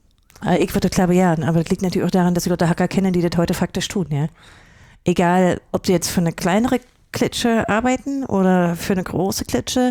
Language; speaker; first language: German; native; German